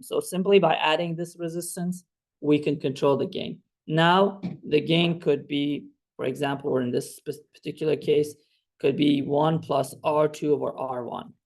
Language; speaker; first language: English; non-native, fluent; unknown